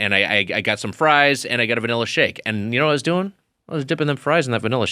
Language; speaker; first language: English; native; English